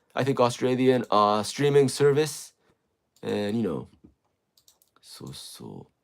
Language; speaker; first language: English; non-native, fluent; Japanese